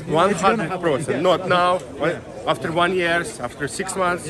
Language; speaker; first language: English; non-native, learner; Ukrainian